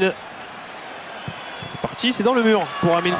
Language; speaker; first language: French; native; French